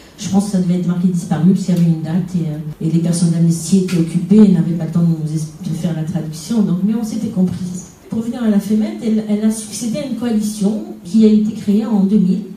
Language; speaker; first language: French; non-native, local second language; Arabic